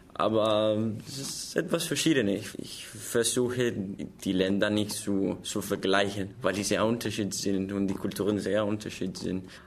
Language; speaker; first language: German; non-native, learner; Spanish